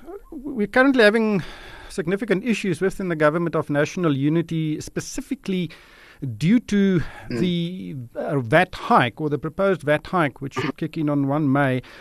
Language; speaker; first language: English; non-native, local second language; Afrikaans